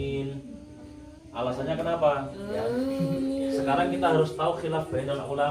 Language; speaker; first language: Indonesian; non-native, local second language; Javanese